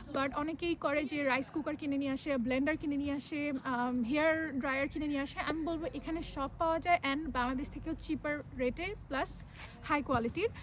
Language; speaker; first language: Bangla; native; Bangla